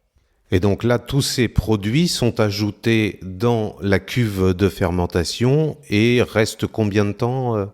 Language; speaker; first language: French; native; French